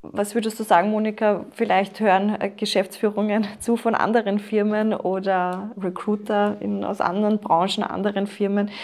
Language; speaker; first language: German; native; German